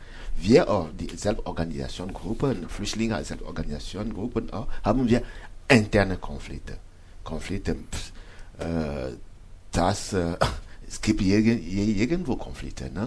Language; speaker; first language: German; non-native, learner; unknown